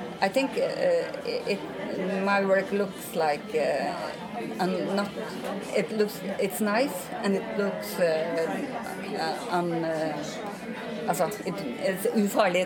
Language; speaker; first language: English; non-native, fluent; Norwegian